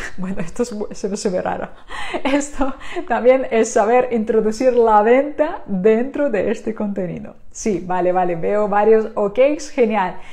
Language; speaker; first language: Spanish; non-native, fluent; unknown